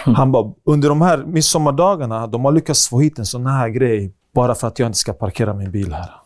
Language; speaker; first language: Swedish; early bilingual, other home language; Greek